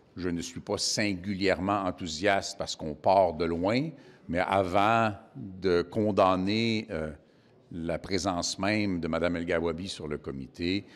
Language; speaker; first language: French; native; French